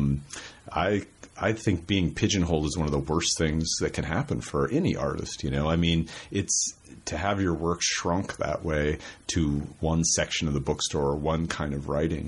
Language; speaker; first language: English; native; English